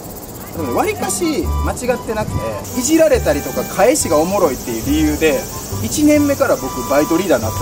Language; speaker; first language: Japanese; native; Japanese